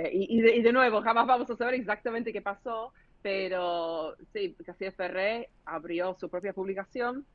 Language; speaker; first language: Spanish; non-native, fluent; English